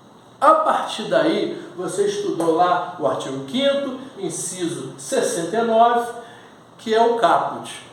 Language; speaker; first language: Portuguese; native; Portuguese